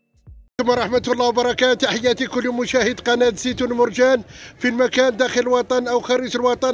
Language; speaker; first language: Arabic; native; Arabic